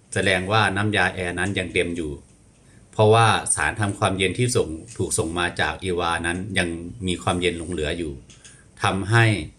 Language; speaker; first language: Thai; native; Thai